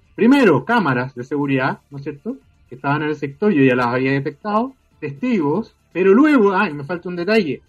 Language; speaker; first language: Spanish; native; Spanish